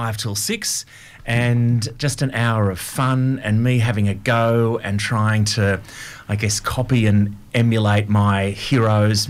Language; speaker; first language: English; native; English